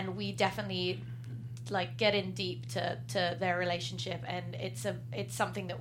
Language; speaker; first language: English; native; English